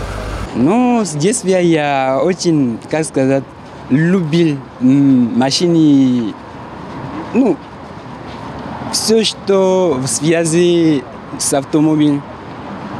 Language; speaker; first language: Russian; non-native, learner; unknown